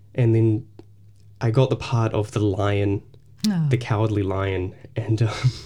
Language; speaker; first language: English; native; English